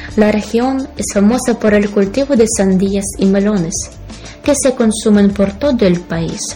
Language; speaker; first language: Spanish; non-native, fluent; Ukrainian